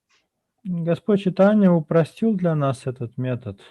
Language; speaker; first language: Russian; native; Russian